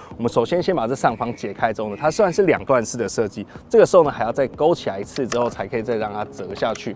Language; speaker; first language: Chinese; native; Chinese